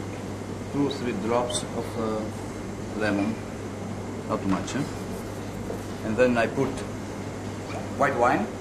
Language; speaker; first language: English; non-native, learner; Italian